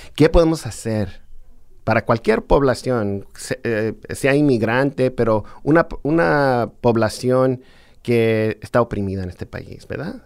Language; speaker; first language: Spanish; early bilingual, heritage; Spanish